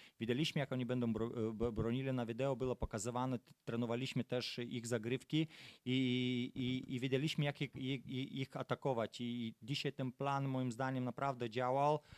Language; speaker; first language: Polish; non-native, fluent; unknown